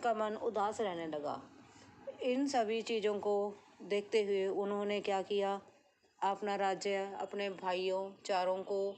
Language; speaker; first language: Hindi; native; Hindi